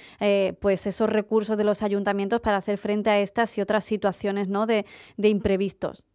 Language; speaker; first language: Spanish; native; Spanish